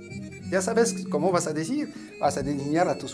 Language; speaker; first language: Spanish; non-native, fluent; French